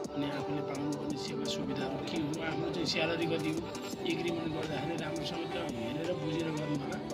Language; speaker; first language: Nepali; native; Nepali